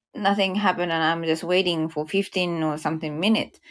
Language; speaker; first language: English; non-native, learner; Japanese